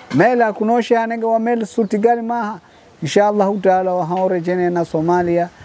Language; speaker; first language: Somali; non-native, learner; Swahili